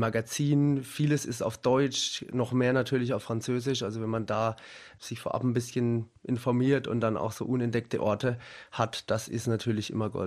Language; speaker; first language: German; native; German